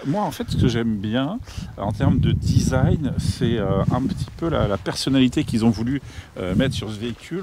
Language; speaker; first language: French; native; French